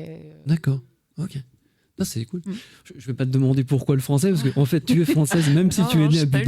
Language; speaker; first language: French; native; French